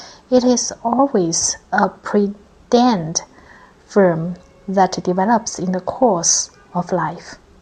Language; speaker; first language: English; non-native, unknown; Chinese